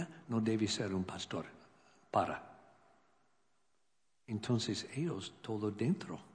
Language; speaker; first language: Spanish; non-native, learner; English